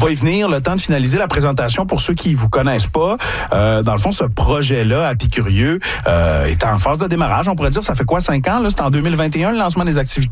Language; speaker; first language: French; native; French